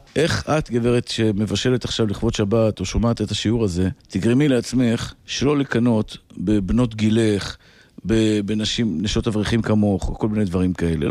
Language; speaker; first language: Hebrew; native; Hebrew